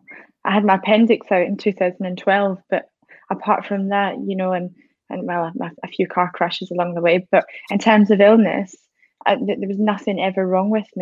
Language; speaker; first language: English; native; English